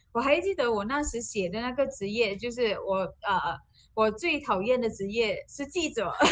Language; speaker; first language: Chinese; non-native, local second language; Malay